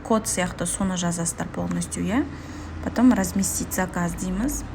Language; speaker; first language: Russian; non-native, local second language; Kazakh